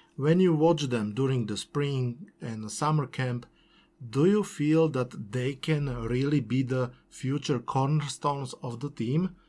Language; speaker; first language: English; non-native, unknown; Slovak